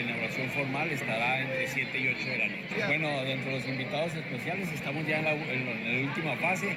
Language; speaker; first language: Spanish; native; Spanish